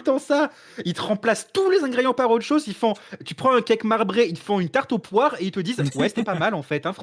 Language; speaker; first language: French; native; French